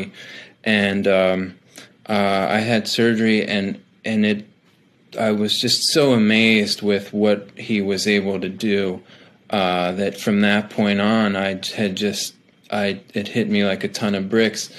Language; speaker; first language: English; native; English